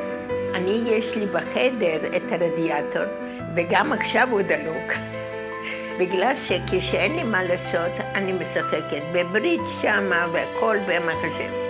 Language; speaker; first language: Hebrew; non-native, fluent; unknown